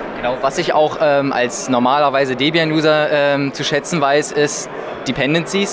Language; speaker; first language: German; native; German